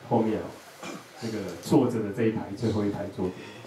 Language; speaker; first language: Chinese; native; Chinese